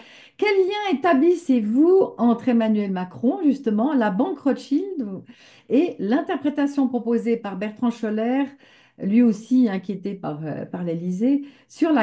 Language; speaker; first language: French; native; French